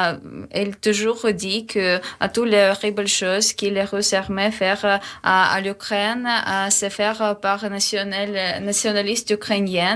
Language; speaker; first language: French; non-native, learner; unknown